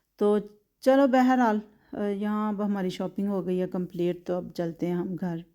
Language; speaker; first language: Urdu; native; Urdu